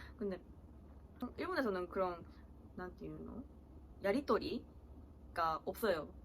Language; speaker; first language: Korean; early bilingual, heritage; Korean